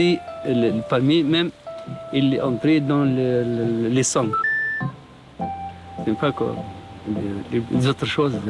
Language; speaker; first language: French; non-native, local second language; Arabic